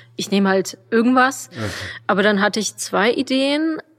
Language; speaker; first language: German; non-native, fluent; Polish